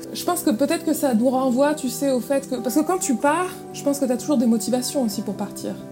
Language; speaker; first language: French; native; French